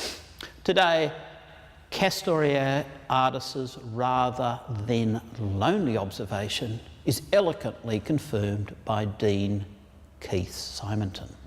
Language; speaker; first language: English; native; English